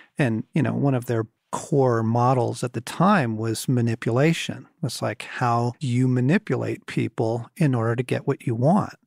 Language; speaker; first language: English; native; English